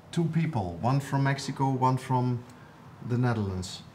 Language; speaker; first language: English; non-native, fluent; Dutch